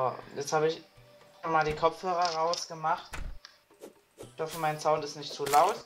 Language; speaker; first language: German; native; German